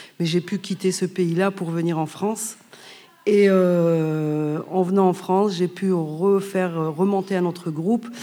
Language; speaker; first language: French; non-native, local second language; Arabic